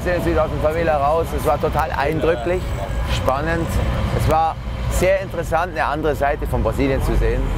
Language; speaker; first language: German; native; German